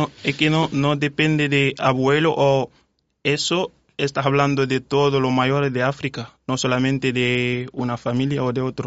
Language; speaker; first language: Spanish; non-native, fluent; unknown